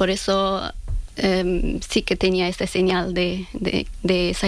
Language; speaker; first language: Spanish; non-native, fluent; Persian